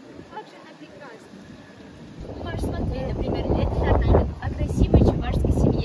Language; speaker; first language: Russian; native; Russian